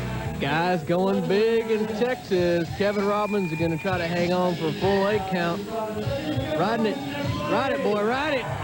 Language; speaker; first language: English; native; English